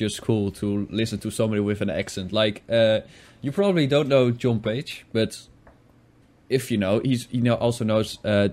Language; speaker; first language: English; non-native, fluent; Dutch